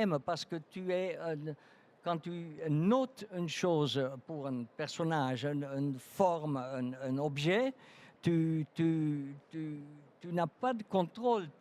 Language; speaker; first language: French; non-native, fluent; Dutch